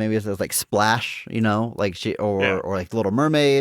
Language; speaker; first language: English; native; English